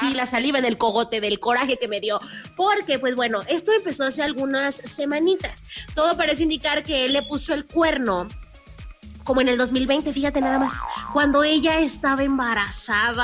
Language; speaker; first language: Spanish; native; Spanish